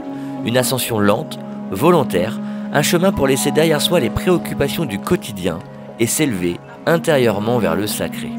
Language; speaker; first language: French; native; French